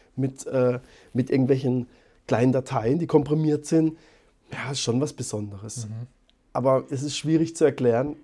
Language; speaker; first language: German; native; German